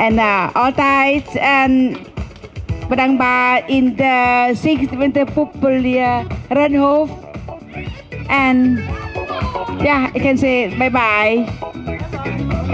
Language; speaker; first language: Dutch; non-native, learner; Thai